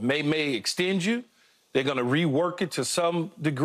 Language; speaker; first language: English; native; English